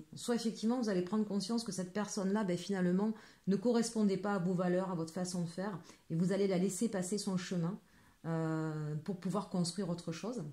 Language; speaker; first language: French; native; French